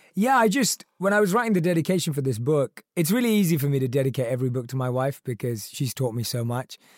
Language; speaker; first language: English; early bilingual, other home language; Hindi